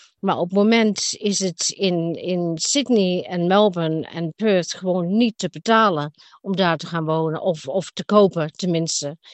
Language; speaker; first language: Dutch; native; Dutch